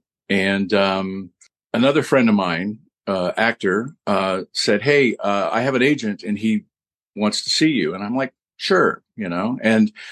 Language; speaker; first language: English; native; English